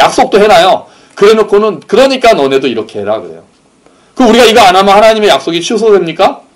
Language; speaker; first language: Korean; native; Korean